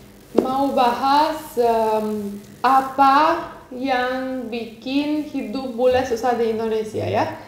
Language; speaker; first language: Indonesian; non-native, fluent; Romanian